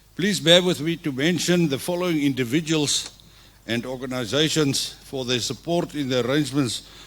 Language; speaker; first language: English; non-native, local second language; Afrikaans